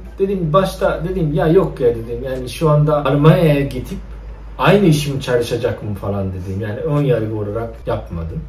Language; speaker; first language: Turkish; non-native, fluent; Japanese